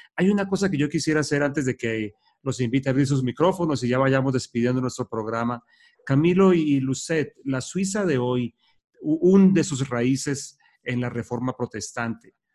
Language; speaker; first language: Spanish; native; Spanish